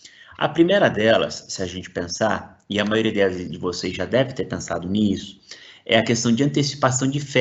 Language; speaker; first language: Portuguese; native; Portuguese